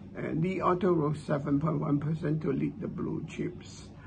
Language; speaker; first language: English; non-native, local second language; Cantonese